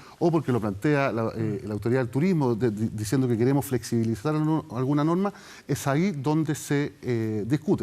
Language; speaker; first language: Spanish; native; Spanish